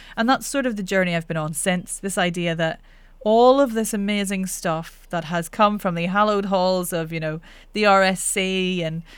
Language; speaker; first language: English; native; English